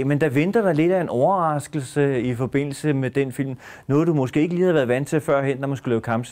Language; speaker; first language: Danish; native; Danish